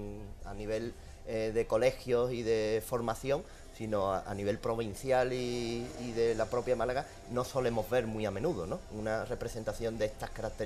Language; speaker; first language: Spanish; native; Spanish